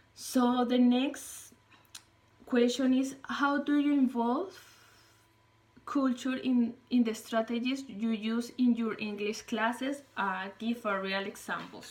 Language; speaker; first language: English; non-native, learner; Spanish